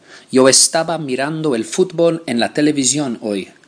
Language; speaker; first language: Spanish; non-native, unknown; English